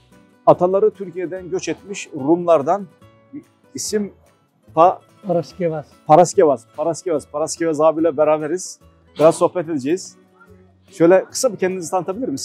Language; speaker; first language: Turkish; native; Turkish